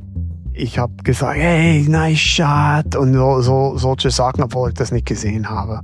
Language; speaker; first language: German; non-native, fluent; English